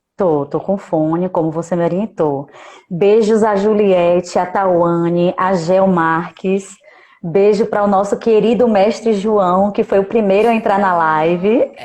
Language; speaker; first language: Portuguese; native; Portuguese